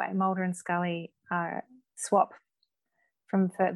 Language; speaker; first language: English; native; English